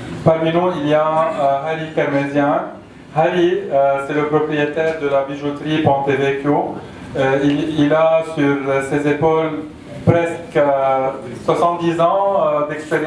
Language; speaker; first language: French; non-native, local second language; Arabic